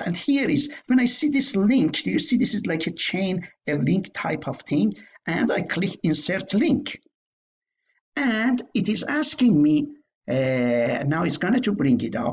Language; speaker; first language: English; non-native, fluent; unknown